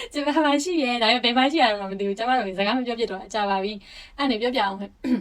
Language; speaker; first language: Burmese; native; Burmese